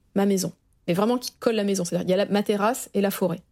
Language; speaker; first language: French; native; French